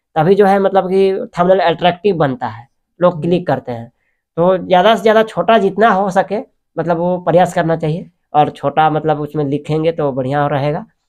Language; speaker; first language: Hindi; native; Hindi